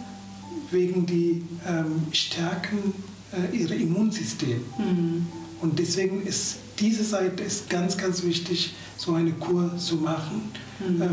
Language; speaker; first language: German; non-native, fluent; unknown